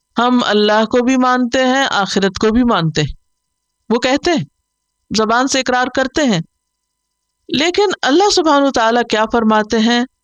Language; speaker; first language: Urdu; native; Urdu